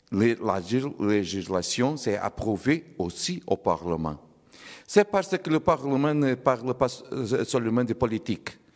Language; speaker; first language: French; non-native, learner; Portuguese